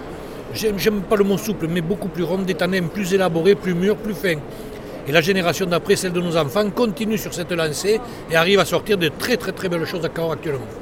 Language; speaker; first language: French; native; French